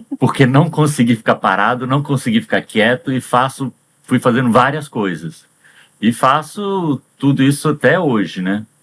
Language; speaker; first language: Portuguese; early bilingual, heritage; Portuguese